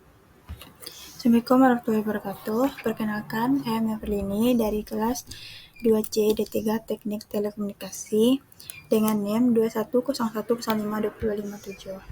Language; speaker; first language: Indonesian; native; Indonesian